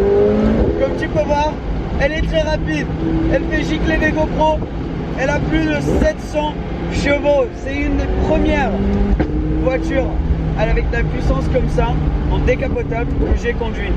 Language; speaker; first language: French; native; French